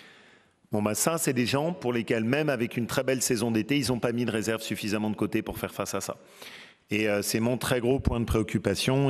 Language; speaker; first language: French; native; French